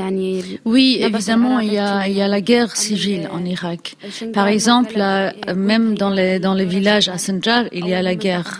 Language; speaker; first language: French; non-native, fluent; Kurdish